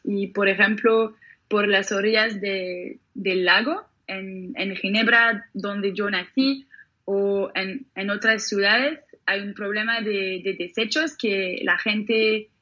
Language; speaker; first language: Spanish; non-native, fluent; French